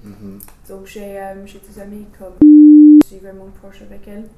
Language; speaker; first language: French; non-native, learner; English